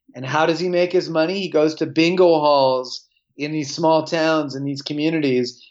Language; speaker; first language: English; native; English